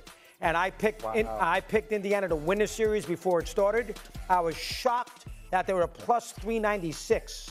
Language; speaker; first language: English; native; English